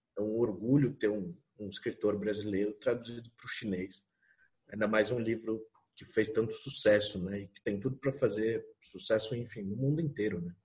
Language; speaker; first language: Portuguese; native; Portuguese